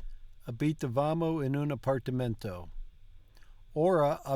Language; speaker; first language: Italian; non-native, learner; English